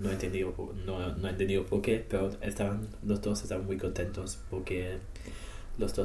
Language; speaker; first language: Spanish; non-native, learner; English